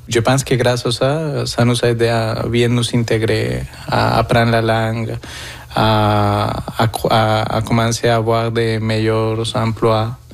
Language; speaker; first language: French; non-native, fluent; Spanish